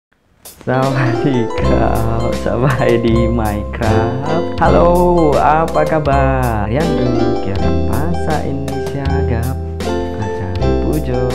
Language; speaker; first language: Thai; non-native, fluent; Indonesian